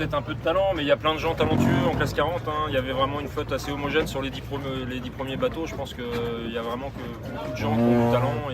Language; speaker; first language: French; native; French